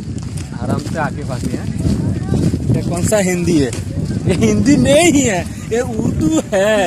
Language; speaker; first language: Hindi; non-native, learner; Bangla